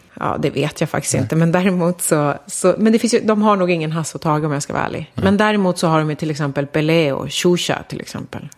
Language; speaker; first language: Swedish; early bilingual, other home language; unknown